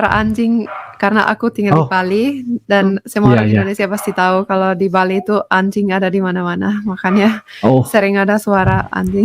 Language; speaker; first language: Indonesian; non-native, fluent; Finnish